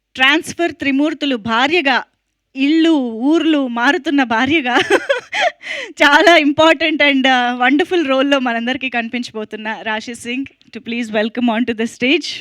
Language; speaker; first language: Telugu; native; Telugu